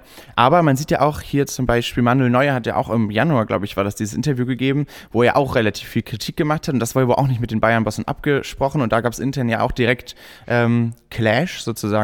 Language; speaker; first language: German; native; German